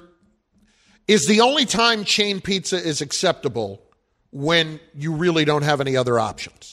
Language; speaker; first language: English; native; English